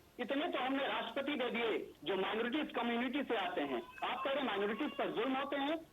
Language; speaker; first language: Hindi; native; Hindi